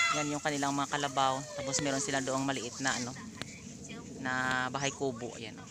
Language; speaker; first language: Filipino; non-native, local second language; Hiligaynon